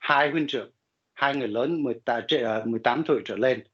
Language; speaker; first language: Vietnamese; early bilingual, heritage; Vietnamese